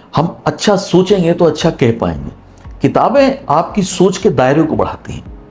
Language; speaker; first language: Hindi; non-native, local second language; Punjabi